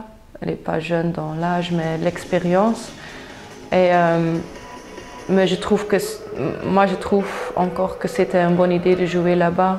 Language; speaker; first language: French; non-native, local second language; Dutch